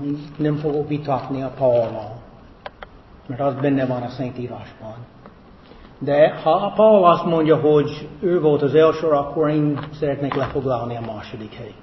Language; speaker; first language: Hungarian; non-native, fluent; English